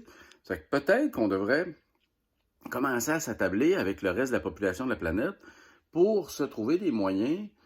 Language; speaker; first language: French; native; French